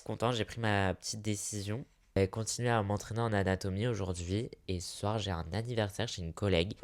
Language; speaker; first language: French; native; French